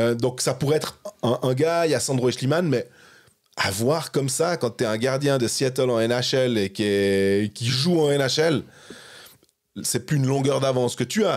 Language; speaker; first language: French; native; French